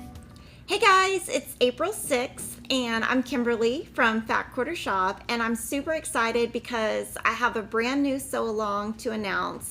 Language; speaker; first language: English; native; English